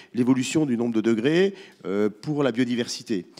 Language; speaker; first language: French; native; French